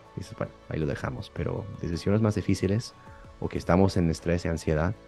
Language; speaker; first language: Spanish; early bilingual, heritage; Spanish